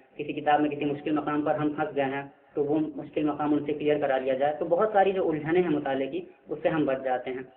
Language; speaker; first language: Urdu; native; Urdu